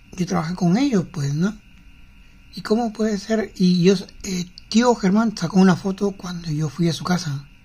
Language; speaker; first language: Spanish; native; Spanish